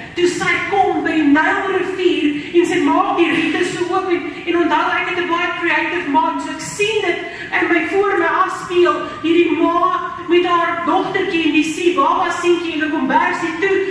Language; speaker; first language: Afrikaans; native; Afrikaans